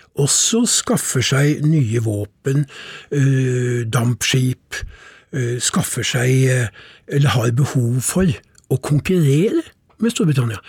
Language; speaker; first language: Norwegian; native; Norwegian